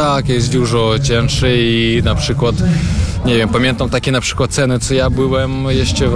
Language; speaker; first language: Polish; non-native, fluent; Russian